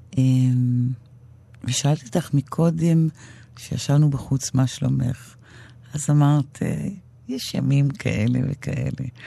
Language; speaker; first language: Hebrew; native; Hebrew